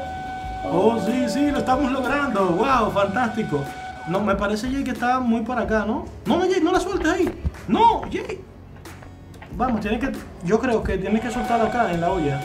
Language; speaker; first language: Spanish; native; Spanish